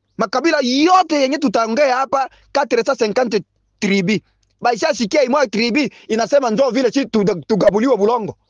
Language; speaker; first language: Swahili; non-native, local second language; Bembe